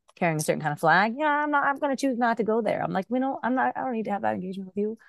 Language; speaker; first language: English; early bilingual, other home language; Urdu